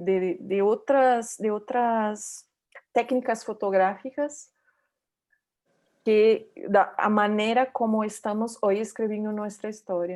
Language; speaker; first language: Spanish; non-native, learner; Portuguese